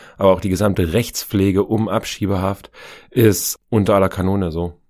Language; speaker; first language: German; native; German